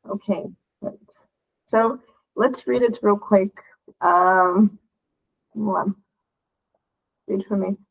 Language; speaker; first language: English; non-native, fluent; Portuguese